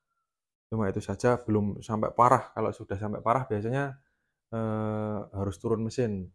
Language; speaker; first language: Indonesian; native; Indonesian